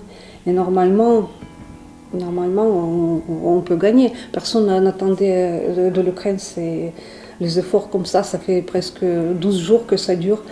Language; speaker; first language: French; non-native, fluent; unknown